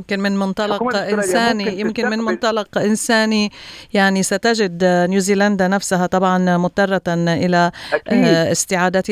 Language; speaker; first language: Arabic; native; Arabic